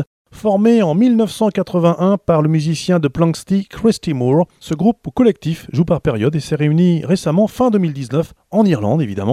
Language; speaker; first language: French; native; French